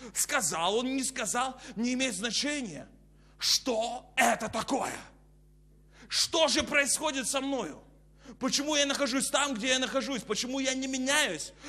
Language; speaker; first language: Russian; native; Russian